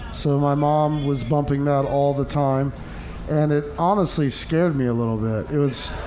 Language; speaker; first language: English; native; English